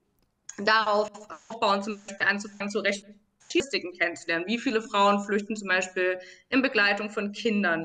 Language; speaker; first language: German; native; German